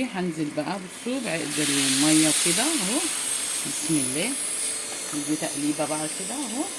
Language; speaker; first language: Arabic; native; Arabic